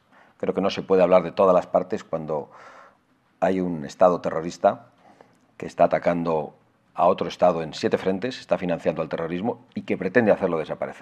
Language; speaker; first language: Spanish; native; Spanish